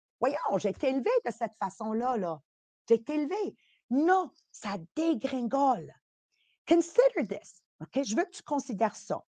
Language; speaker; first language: French; early bilingual, other home language; Italian